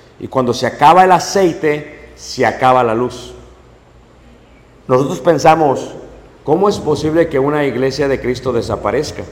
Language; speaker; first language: Spanish; native; Spanish